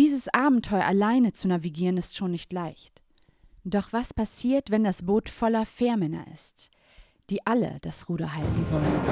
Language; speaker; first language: German; native; German